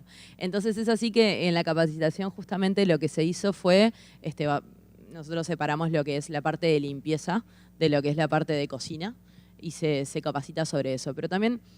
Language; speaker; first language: Spanish; native; Spanish